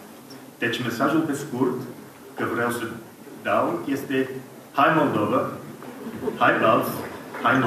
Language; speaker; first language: Romanian; non-native, learner; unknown